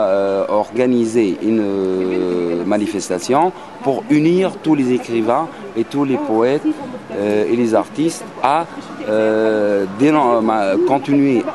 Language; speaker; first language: French; non-native, local second language; Arabic